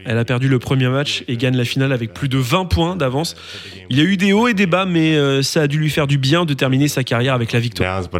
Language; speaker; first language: French; non-native, local second language; English